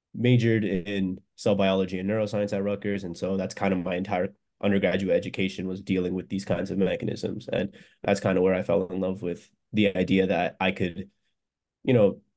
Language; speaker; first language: English; native; English